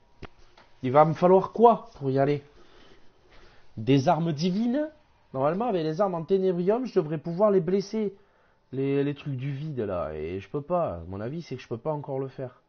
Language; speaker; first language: French; native; French